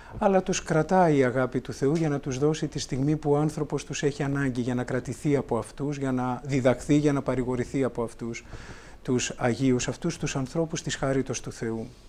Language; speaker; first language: Greek; native; Greek